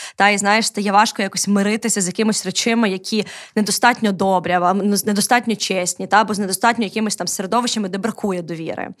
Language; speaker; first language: Ukrainian; native; Ukrainian